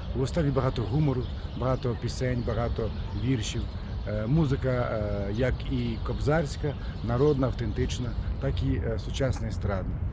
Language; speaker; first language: Ukrainian; native; Ukrainian